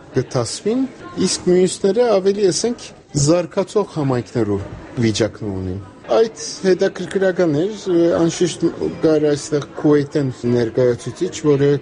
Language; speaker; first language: Armenian; native; Armenian